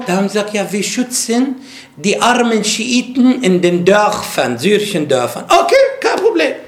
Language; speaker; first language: German; non-native, fluent; Arabic